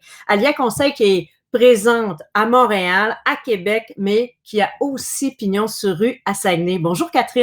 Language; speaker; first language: French; native; French